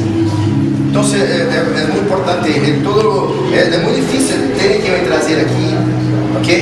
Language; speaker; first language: Spanish; non-native, learner; Portuguese